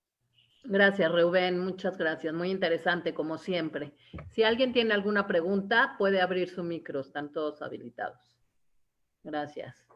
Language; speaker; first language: Spanish; native; Spanish